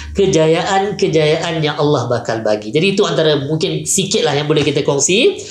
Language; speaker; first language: Malay; native; Malay